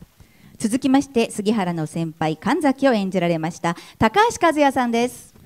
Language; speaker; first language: Japanese; native; Japanese